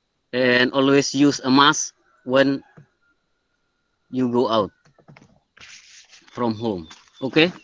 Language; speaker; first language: English; non-native, learner; Indonesian